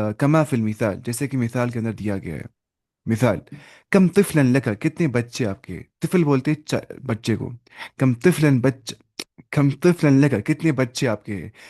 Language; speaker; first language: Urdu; non-native, local second language; Kashmiri